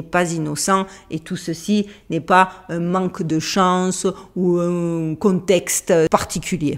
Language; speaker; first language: French; native; French